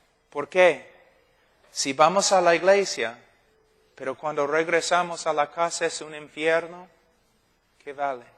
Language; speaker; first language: Spanish; non-native, fluent; English